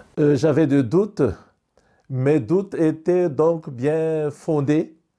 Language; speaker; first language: French; non-native, local second language; Malagasy